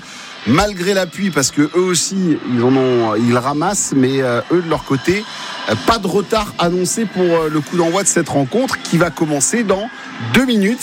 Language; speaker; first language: French; native; French